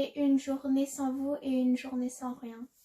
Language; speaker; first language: French; native; French